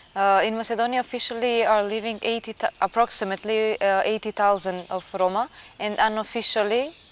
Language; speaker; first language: English; non-native, fluent; Macedonian